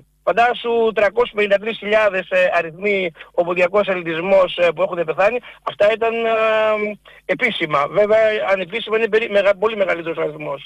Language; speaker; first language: Greek; native; Greek